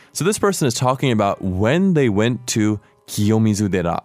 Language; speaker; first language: English; native; English